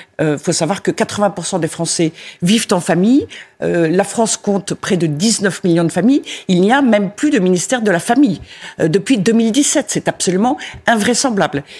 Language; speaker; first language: French; native; French